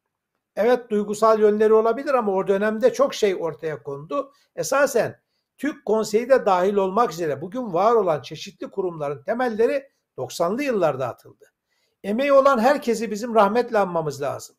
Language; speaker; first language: Turkish; native; Turkish